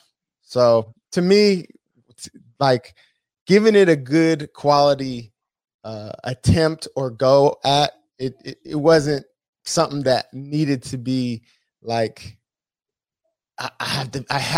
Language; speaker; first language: English; native; English